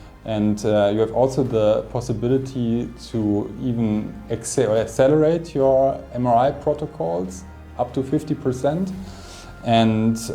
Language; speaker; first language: English; non-native, fluent; German